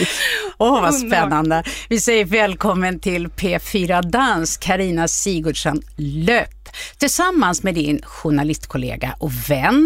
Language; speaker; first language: Swedish; native; Swedish